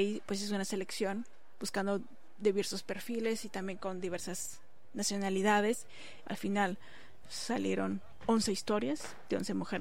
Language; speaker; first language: Spanish; native; Spanish